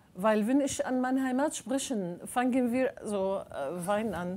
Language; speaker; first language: German; non-native, learner; Arabic